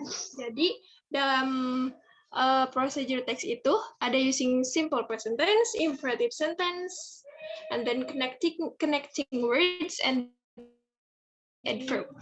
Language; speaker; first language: English; non-native, fluent; Indonesian